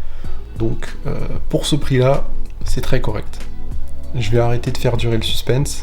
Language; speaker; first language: French; native; French